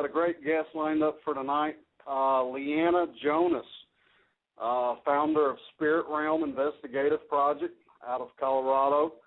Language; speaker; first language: English; native; English